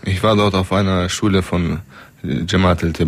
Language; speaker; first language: German; early bilingual, other home language; Turkish